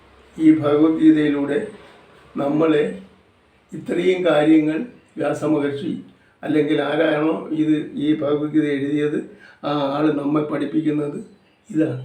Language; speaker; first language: Malayalam; native; Malayalam